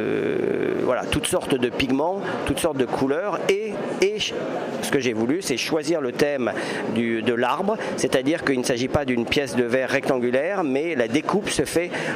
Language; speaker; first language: French; native; French